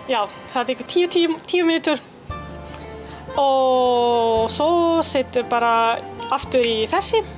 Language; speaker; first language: Icelandic; non-native, learner; Italian